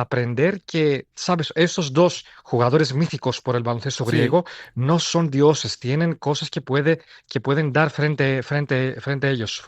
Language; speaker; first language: Spanish; non-native, fluent; Greek